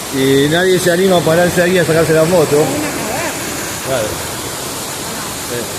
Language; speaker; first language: Spanish; native; Spanish